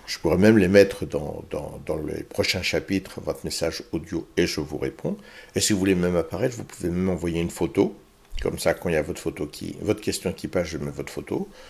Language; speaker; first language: French; early bilingual, heritage; French